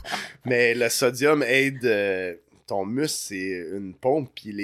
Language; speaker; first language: French; native; French